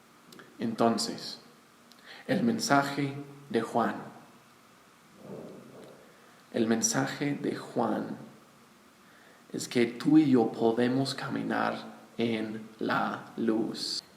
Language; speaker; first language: Spanish; non-native, fluent; English